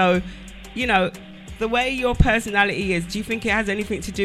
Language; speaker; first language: English; native; English